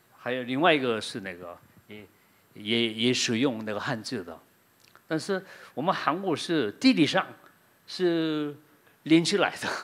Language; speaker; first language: Chinese; non-native, fluent; Korean